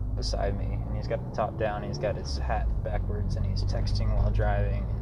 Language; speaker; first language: English; native; English